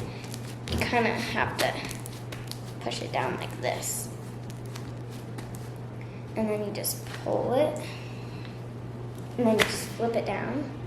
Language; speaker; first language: English; native; English